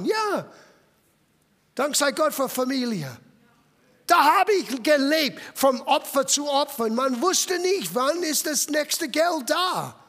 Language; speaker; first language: German; non-native, fluent; English